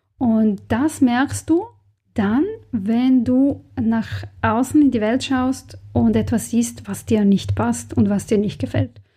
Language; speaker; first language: German; non-native, fluent; Serbian